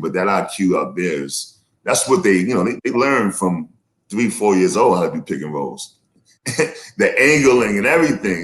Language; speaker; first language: English; native; English